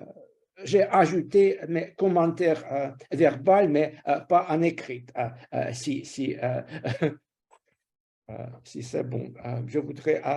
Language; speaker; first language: French; non-native, fluent; Russian